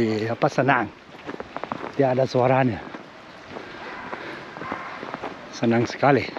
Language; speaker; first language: Indonesian; non-native, fluent; Persian